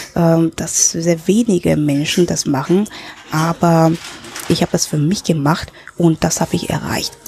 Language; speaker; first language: German; early bilingual, other home language; Cantonese